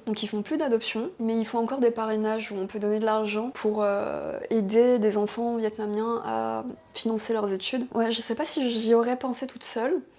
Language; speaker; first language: French; native; French